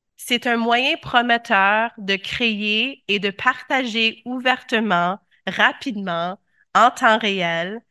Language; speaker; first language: French; native; French